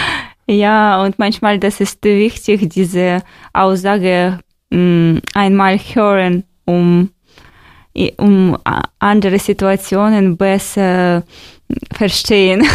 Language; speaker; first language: German; non-native, fluent; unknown